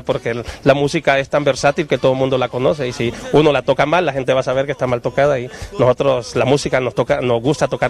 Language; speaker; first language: Spanish; native; Spanish